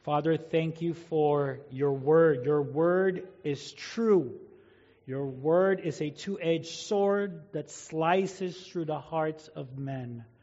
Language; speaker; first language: English; non-native, local second language; Filipino